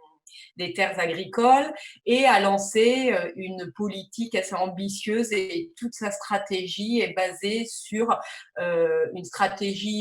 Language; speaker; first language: French; native; French